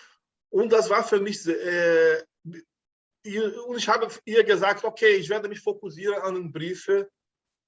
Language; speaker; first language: German; non-native, fluent; Portuguese